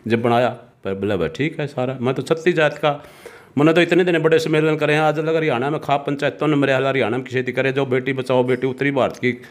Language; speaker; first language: Hindi; native; Hindi